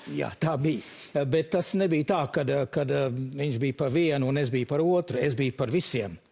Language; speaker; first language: Latvian; early bilingual, heritage; Latvian